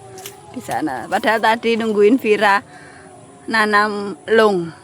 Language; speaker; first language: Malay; non-native, local second language; Javanese